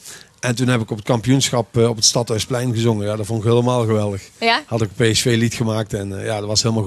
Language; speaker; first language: Dutch; native; Dutch